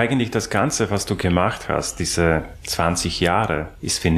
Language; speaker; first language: German; non-native, fluent; Polish